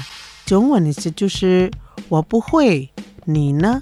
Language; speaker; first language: Chinese; non-native, fluent; Indonesian